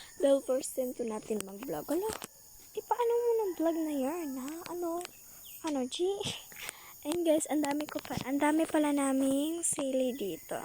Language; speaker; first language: Filipino; non-native, local second language; Cebuano